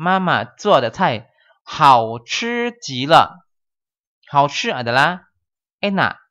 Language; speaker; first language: Chinese; non-native, fluent; Indonesian